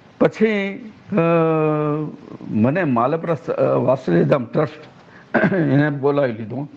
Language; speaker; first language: Gujarati; native; Gujarati